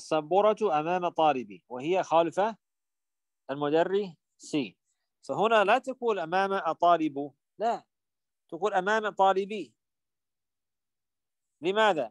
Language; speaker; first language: Arabic; non-native, fluent; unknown